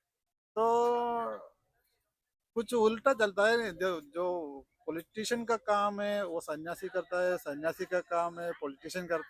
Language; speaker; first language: Hindi; non-native, local second language; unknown